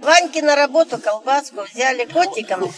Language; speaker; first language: Russian; native; Russian